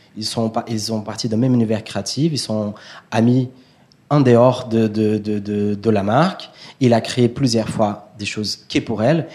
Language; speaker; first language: French; non-native, fluent; Portuguese